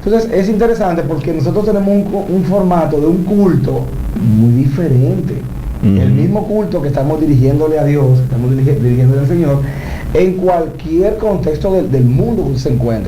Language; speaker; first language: Spanish; native; Spanish